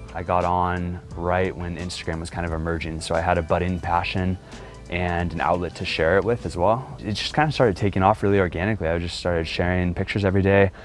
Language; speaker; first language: English; native; English